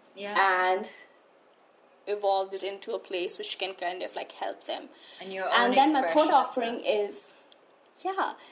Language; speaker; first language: English; non-native, local second language; Hindi